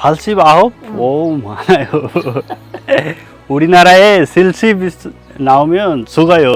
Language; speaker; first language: Korean; non-native, learner; Bangla